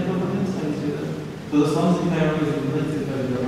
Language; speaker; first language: Spanish; non-native, learner; Arabic